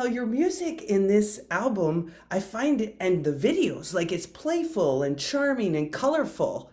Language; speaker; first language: English; native; English